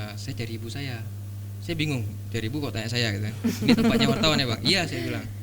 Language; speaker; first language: Indonesian; native; Indonesian